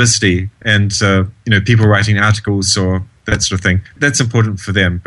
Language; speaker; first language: English; native; English